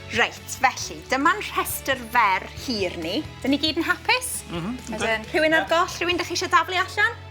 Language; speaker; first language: Welsh; native; Welsh